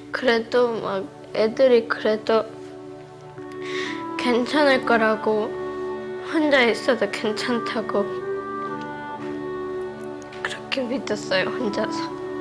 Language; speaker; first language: Korean; early bilingual, heritage; Korean